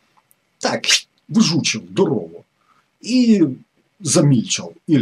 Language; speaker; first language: Polish; non-native, fluent; Ukrainian